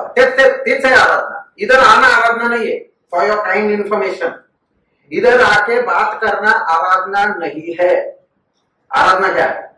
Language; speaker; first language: Hindi; non-native, local second language; Marathi